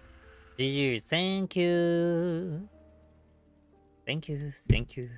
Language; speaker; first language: English; non-native, learner; Japanese